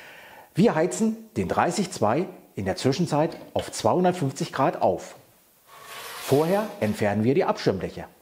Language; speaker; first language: German; native; German